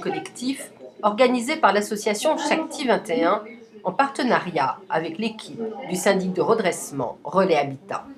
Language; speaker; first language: French; native; French